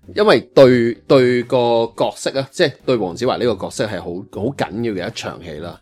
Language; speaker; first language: Cantonese; native; Cantonese